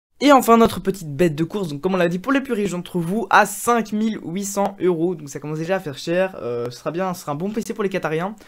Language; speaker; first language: French; native; French